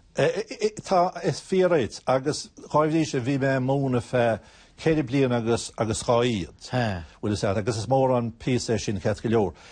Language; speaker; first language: Irish; native; Irish